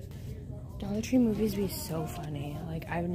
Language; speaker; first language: English; native; English